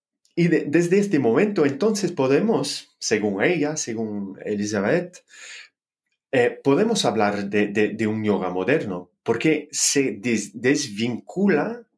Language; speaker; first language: Spanish; non-native, fluent; English